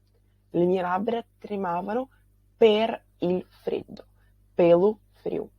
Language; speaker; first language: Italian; non-native, fluent; Portuguese